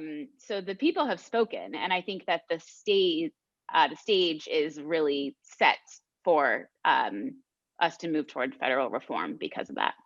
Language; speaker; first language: English; native; English